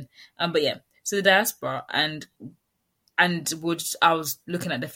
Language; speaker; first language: English; native; English